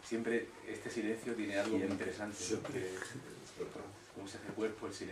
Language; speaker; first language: Spanish; native; Spanish